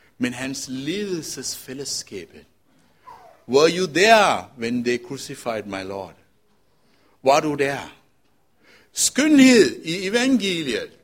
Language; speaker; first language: Danish; non-native, fluent; Tamil